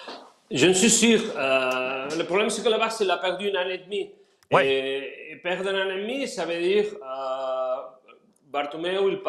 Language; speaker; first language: French; non-native, fluent; Spanish